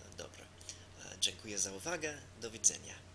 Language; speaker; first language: Polish; non-native, learner; English